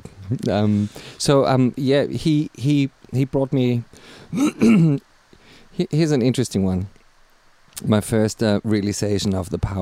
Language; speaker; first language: English; non-native, fluent; German